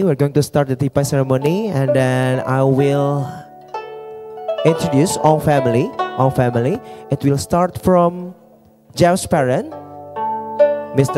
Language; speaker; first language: English; non-native, fluent; Indonesian